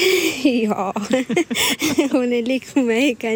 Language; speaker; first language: Swedish; non-native, learner; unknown